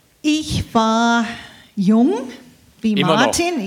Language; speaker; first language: German; early bilingual, heritage; English